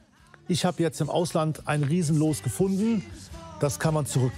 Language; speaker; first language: German; native; German